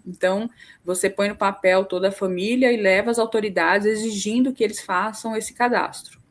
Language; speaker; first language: Portuguese; native; Portuguese